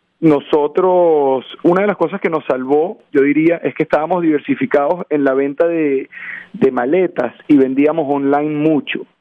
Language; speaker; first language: Spanish; native; Spanish